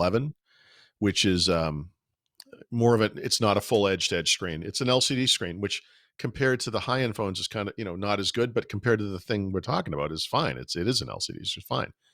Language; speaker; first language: English; native; English